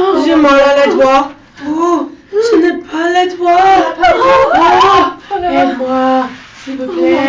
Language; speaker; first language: French; non-native, learner; English